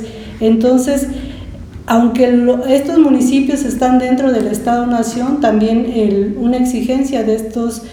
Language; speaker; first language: Spanish; native; Spanish